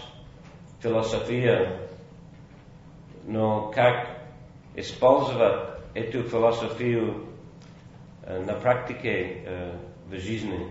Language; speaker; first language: Russian; non-native, fluent; English